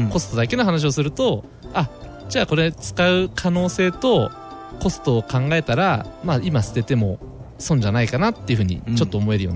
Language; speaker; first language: Japanese; native; Japanese